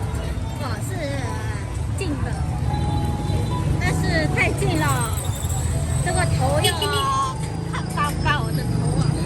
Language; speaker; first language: Chinese; non-native, learner; Vietnamese